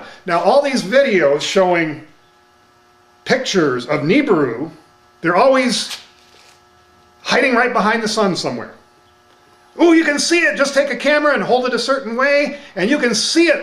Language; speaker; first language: English; native; English